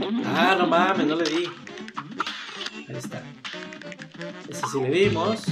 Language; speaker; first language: Spanish; native; Spanish